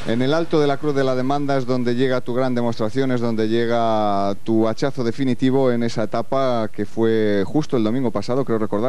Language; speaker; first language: Spanish; native; Spanish